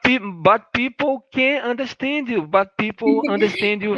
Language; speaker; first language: English; non-native, learner; Portuguese